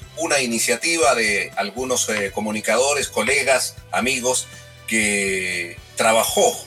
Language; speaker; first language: Spanish; native; Spanish